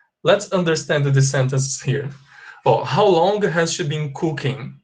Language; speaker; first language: English; non-native, fluent; Portuguese